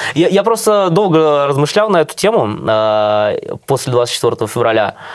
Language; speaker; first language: Russian; native; Russian